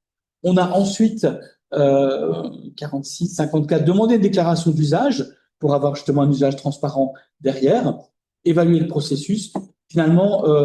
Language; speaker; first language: French; native; French